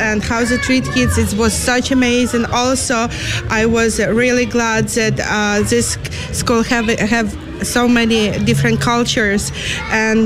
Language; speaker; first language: English; non-native, learner; Ukrainian